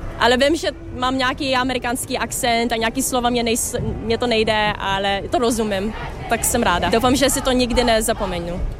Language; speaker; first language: Czech; early bilingual, heritage; Czech